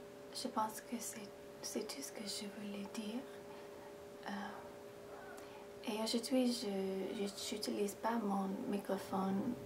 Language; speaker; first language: French; non-native, fluent; English